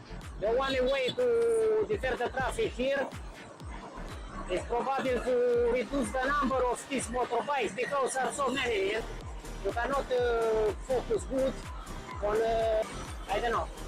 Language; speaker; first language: English; non-native, learner; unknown